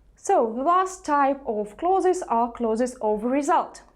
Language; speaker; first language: English; non-native, fluent; Russian